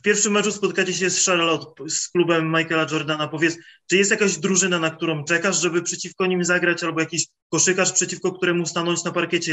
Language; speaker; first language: Polish; native; Polish